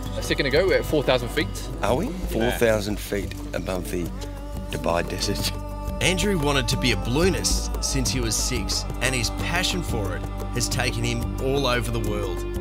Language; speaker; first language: English; native; English